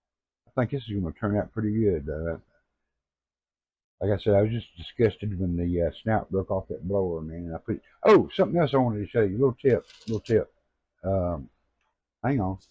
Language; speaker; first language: English; native; English